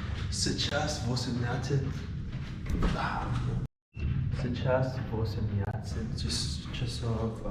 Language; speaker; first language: Russian; non-native, learner; English